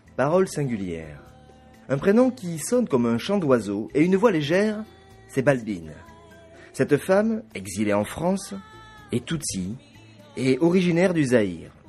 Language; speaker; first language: French; native; French